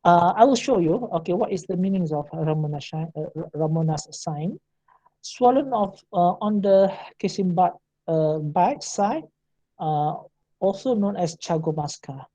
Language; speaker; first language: English; non-native, local second language; Malay